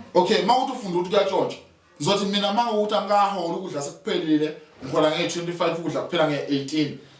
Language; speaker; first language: Zulu; native; Zulu